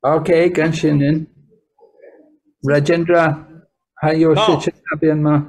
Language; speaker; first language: Chinese; non-native, learner; English